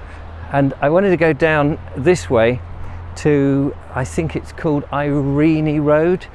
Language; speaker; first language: English; native; English